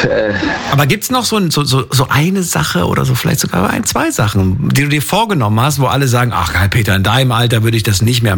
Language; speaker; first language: German; native; German